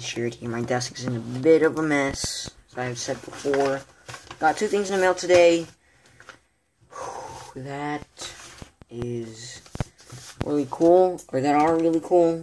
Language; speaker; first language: English; native; English